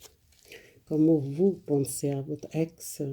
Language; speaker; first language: French; non-native, learner; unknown